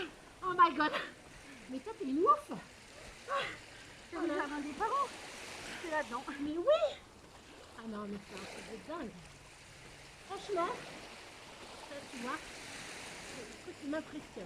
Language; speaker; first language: French; native; French